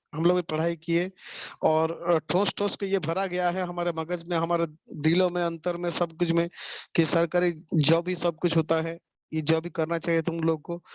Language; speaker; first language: Hindi; non-native, local second language; Bangla